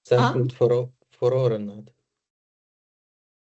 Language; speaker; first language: Swedish; non-native, fluent; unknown